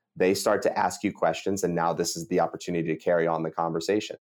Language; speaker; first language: English; native; English